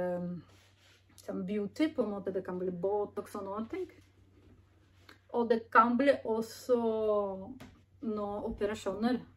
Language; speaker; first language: Norwegian; non-native, learner; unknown